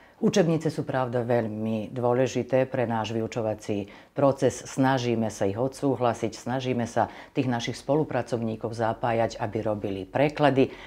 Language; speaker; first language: Slovak; native; Slovak